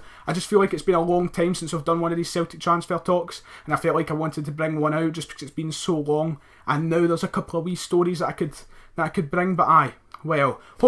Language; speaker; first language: English; native; English